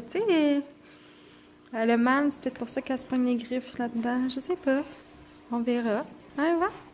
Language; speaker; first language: French; native; French